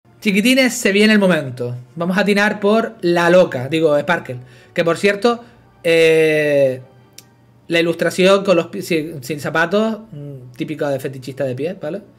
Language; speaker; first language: Spanish; native; Spanish